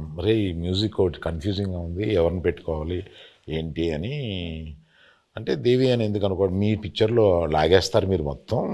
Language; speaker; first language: Telugu; native; Telugu